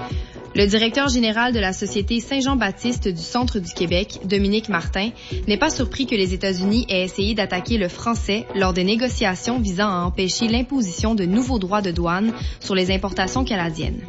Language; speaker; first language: French; native; French